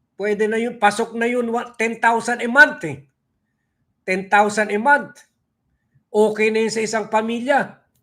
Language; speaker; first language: Filipino; non-native, local second language; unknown